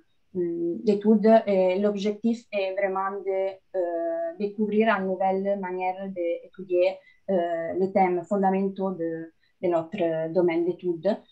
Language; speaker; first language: French; non-native, fluent; Italian